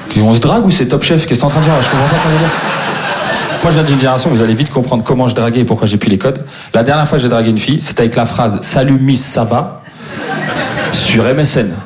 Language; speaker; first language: French; native; French